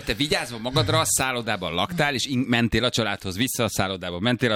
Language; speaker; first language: Hungarian; native; Hungarian